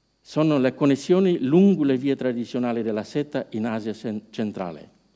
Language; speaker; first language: Italian; non-native, fluent; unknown